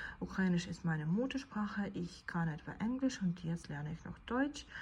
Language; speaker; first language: German; non-native, fluent; Ukrainian